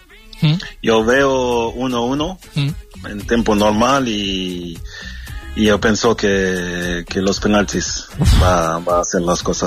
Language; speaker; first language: Spanish; non-native, fluent; French